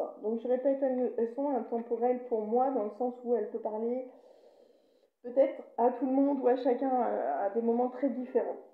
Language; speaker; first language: French; native; French